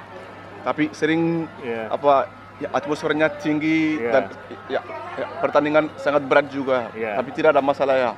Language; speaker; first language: Indonesian; non-native, learner; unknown